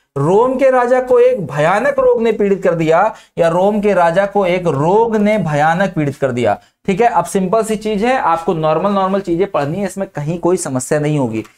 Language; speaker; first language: Hindi; native; Hindi